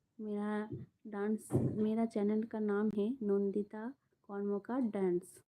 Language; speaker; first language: Hindi; non-native, local second language; Bangla